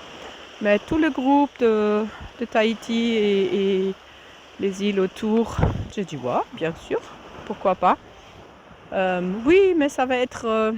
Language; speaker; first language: French; non-native, fluent; German